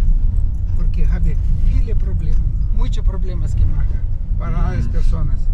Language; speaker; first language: Spanish; non-native, learner; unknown